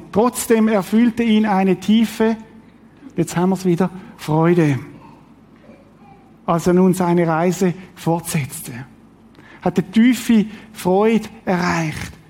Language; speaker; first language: German; native; German